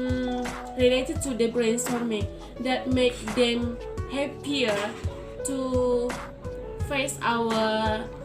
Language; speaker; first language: English; non-native, learner; Indonesian